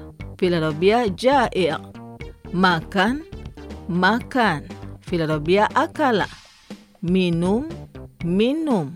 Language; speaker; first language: Arabic; non-native, fluent; Indonesian